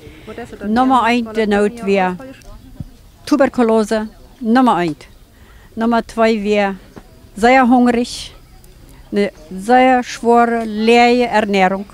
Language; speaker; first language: German; non-native, local second language; Plautdietsch